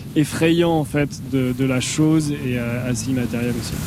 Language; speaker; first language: French; native; French